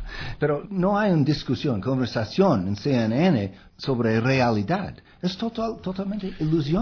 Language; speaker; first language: Spanish; non-native, fluent; English